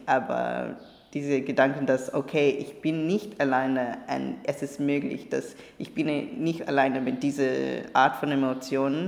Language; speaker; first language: German; non-native, learner; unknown